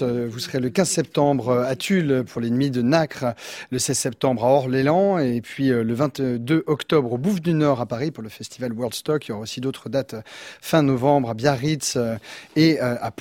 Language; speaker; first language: French; native; French